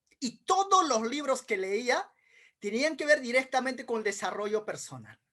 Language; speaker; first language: Spanish; non-native, local second language; Quechua